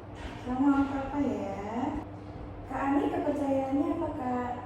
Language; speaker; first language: Indonesian; native; Indonesian